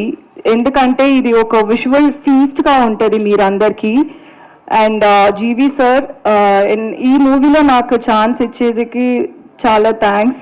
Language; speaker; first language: Telugu; non-native, learner; Tamil